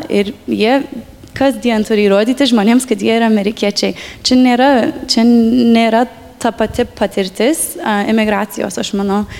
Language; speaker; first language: Lithuanian; early bilingual, heritage; Lithuanian